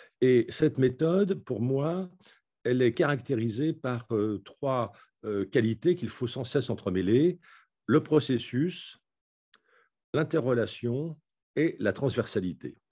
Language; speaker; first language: French; native; French